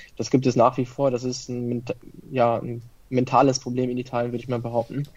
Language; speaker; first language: German; early bilingual, other home language; Italian